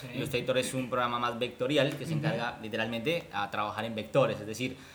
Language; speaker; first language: Spanish; native; Spanish